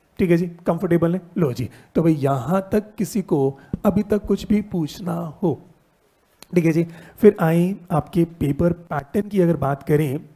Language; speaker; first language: Hindi; native; Hindi